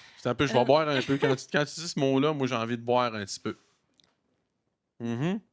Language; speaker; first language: French; native; French